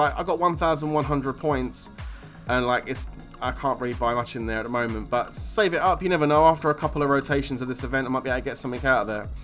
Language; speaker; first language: English; native; English